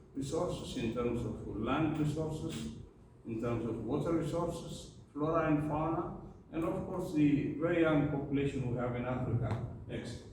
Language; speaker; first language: English; non-native, local second language; Amharic